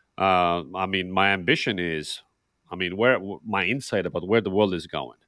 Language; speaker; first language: English; non-native, fluent; Estonian